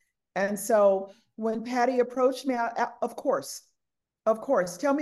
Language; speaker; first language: English; native; English